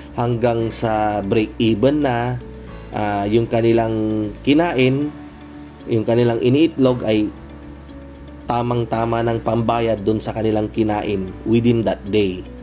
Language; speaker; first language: Filipino; non-native, local second language; Pangasinan